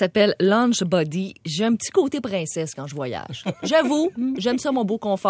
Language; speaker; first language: French; native; French